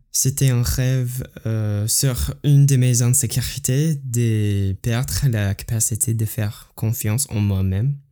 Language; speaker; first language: French; non-native, learner; English